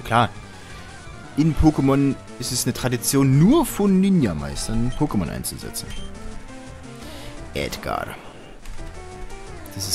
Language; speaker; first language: German; native; German